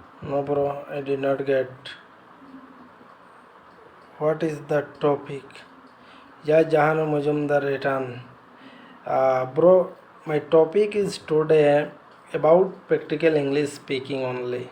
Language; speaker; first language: English; non-native, learner; Bangla